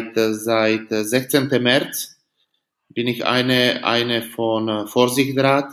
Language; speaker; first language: German; non-native, fluent; Slovak